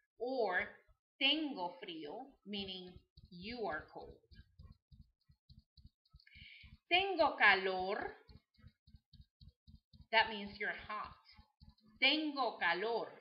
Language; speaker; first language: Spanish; non-native, fluent; English